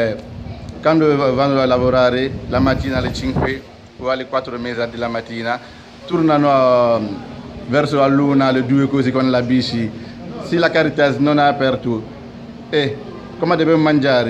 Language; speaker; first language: Italian; non-native, learner; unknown